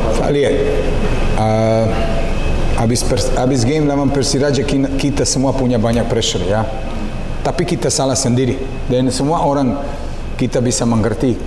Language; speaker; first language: Indonesian; non-native, learner; Serbian